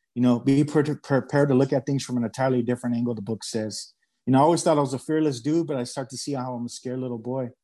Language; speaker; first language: English; native; English